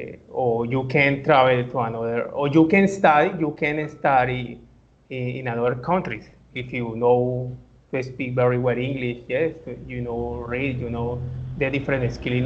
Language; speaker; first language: English; non-native, learner; Spanish